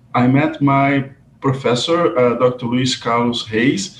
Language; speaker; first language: English; non-native, fluent; Portuguese